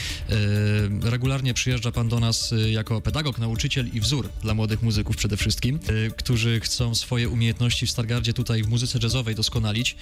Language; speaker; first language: Polish; native; Polish